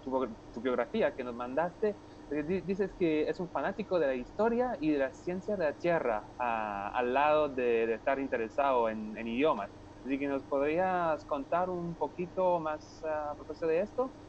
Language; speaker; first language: Spanish; non-native, fluent; French